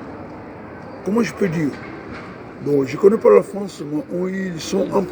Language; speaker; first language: French; non-native, learner; Portuguese